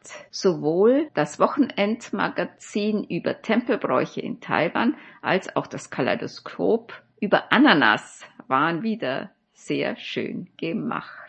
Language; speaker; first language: German; native; German